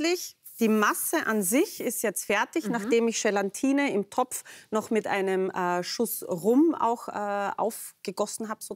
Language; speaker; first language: German; native; German